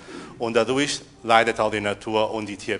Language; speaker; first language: German; non-native, fluent; Portuguese